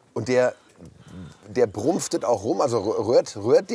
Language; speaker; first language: German; native; German